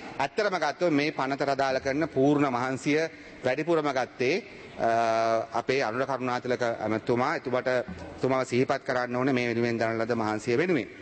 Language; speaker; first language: Sinhala; native; Sinhala